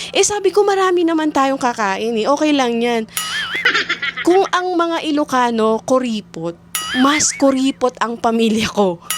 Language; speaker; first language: Filipino; native; Filipino